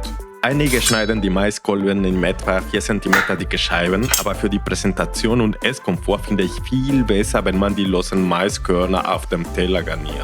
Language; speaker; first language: German; non-native, fluent; Spanish